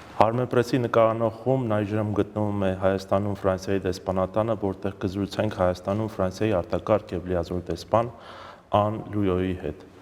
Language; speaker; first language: Armenian; native; Armenian